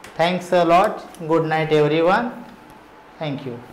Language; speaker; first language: English; non-native, local second language; Marathi